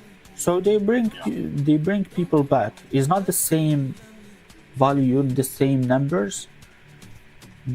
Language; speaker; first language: English; non-native, local second language; Arabic